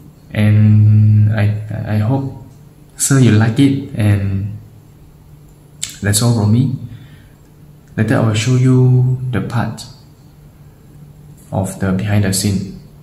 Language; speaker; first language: English; non-native, local second language; Chinese